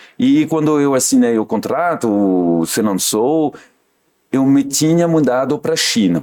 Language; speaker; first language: Portuguese; non-native, fluent; French